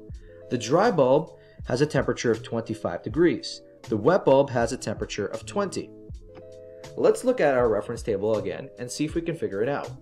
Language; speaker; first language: English; native; English